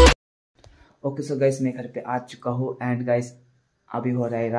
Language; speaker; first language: Hindi; non-native, local second language; Nepali